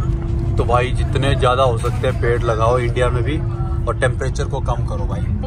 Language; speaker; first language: Hindi; native; Hindi